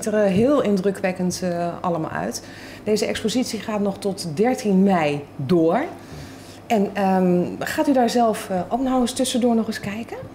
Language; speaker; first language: Dutch; native; Dutch